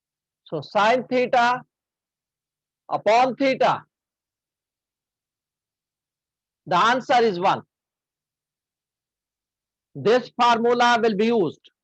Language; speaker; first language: English; non-native, local second language; Hindi